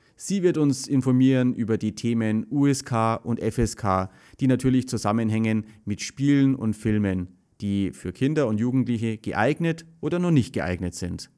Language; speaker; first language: German; native; German